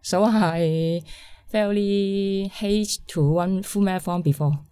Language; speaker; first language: English; non-native, learner; Cantonese